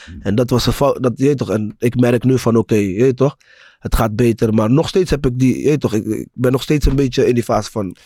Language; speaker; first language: Dutch; native; Dutch